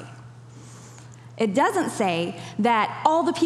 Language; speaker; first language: English; native; English